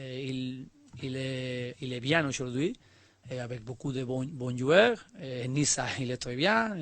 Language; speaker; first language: French; non-native, learner; Spanish